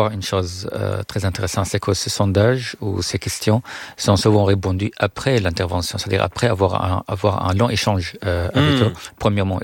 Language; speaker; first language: French; non-native, fluent; Arabic